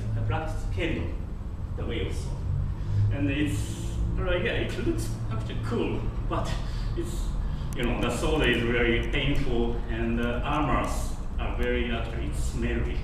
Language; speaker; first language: English; non-native, fluent; Japanese